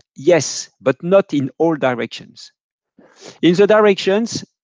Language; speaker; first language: English; non-native, fluent; French